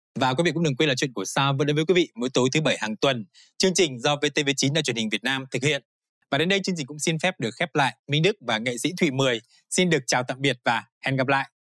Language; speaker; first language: Vietnamese; native; Vietnamese